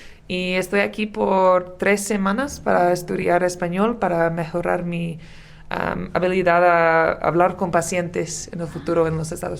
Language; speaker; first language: Spanish; non-native, learner; English